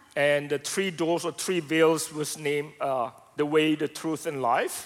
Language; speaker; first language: English; non-native, fluent; Indonesian